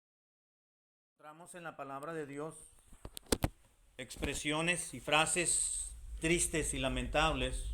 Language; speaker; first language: Spanish; native; Spanish